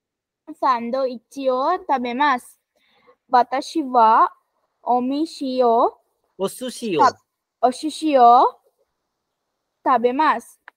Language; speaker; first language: Japanese; non-native, learner; Sinhala